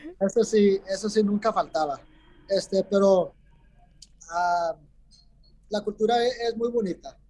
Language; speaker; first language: Spanish; early bilingual, heritage; Spanish